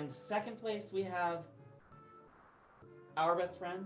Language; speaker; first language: English; native; English